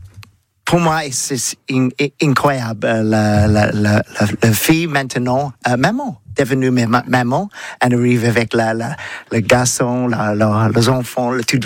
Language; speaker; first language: French; non-native, learner; English